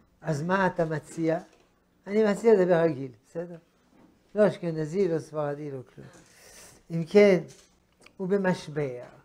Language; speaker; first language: Hebrew; non-native, fluent; French